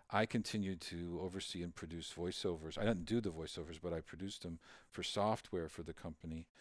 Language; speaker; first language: English; native; English